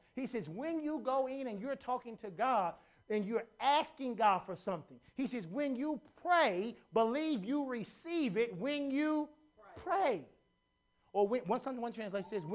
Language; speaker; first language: English; native; English